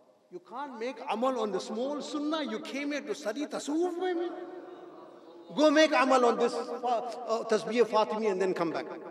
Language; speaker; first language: English; non-native, local second language; Urdu